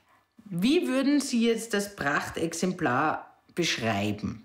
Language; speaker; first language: German; native; German